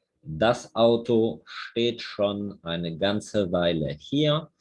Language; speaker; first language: German; non-native, fluent; Spanish